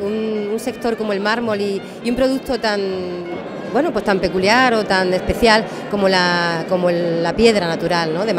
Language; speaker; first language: Spanish; native; Spanish